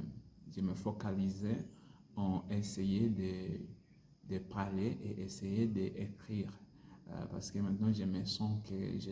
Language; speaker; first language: French; non-native, learner; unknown